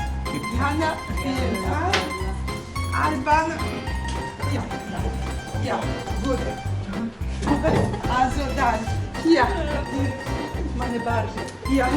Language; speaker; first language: German; non-native, fluent; Italian